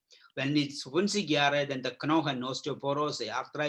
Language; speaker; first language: German; non-native, learner; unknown